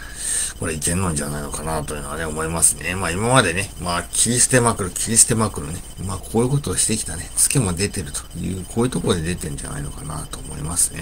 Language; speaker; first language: Japanese; native; Japanese